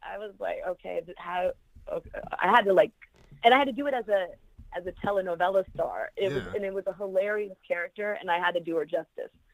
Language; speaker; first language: English; native; English